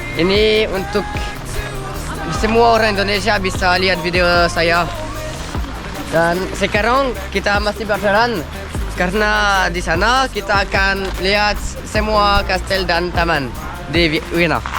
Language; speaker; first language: Indonesian; non-native, learner; French